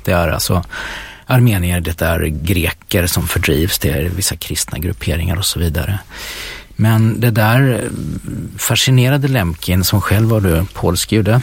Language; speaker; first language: Swedish; native; Swedish